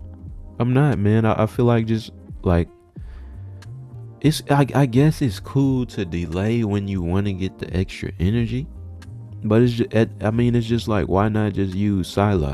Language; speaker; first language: English; native; English